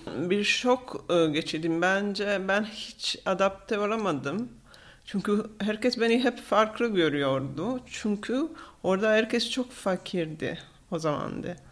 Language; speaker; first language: Turkish; non-native, fluent; Italian